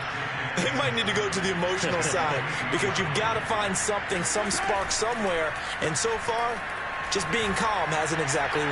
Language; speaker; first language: English; native; English